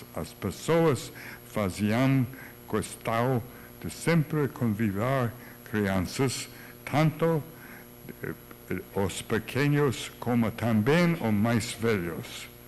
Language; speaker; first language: Portuguese; non-native, learner; English